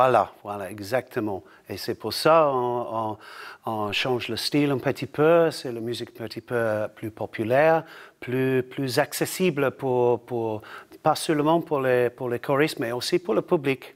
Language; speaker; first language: French; non-native, learner; English